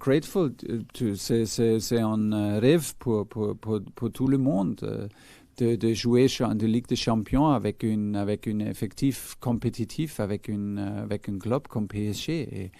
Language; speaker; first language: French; non-native, fluent; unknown